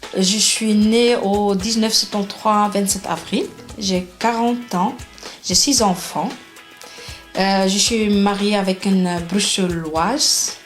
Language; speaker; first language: French; non-native, fluent; Arabic